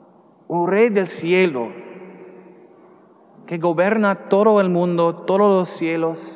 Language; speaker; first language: Spanish; non-native, learner; English